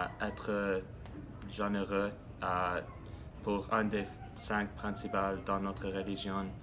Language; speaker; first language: French; non-native, learner; English